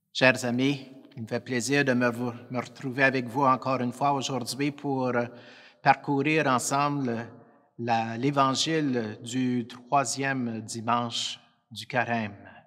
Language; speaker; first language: French; native; French